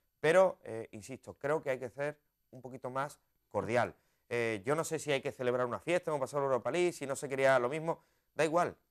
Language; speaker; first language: Spanish; native; Spanish